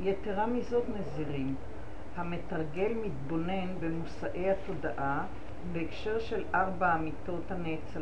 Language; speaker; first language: Hebrew; native; Hebrew